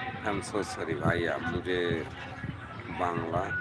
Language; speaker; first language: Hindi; non-native, fluent; Bangla